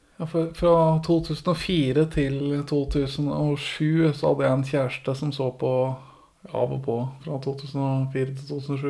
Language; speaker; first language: Norwegian; early bilingual, other home language; Persian